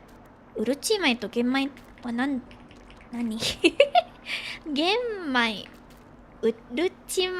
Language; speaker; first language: Japanese; non-native, learner; Filipino